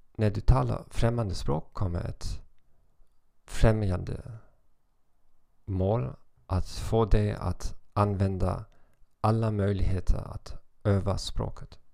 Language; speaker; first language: Swedish; non-native, fluent; German